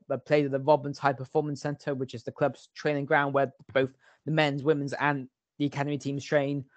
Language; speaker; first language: English; native; English